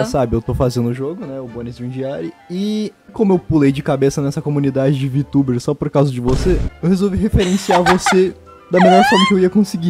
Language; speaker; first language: Portuguese; native; Portuguese